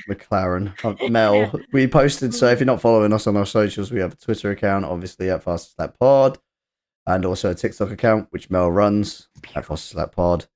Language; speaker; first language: English; native; English